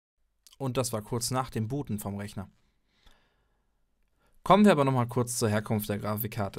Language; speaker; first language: German; native; German